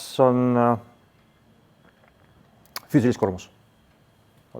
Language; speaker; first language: Estonian; non-native, local second language; Russian